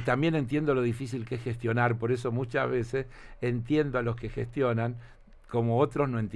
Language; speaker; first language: Spanish; native; Spanish